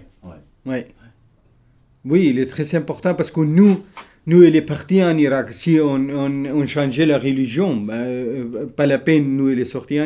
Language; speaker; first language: French; non-native, learner; Kurdish